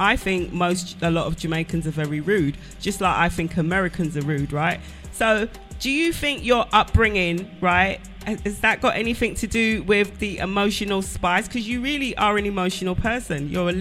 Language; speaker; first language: English; native; English